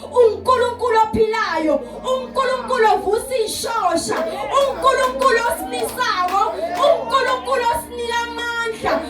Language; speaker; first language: Zulu; non-native, local second language; Swati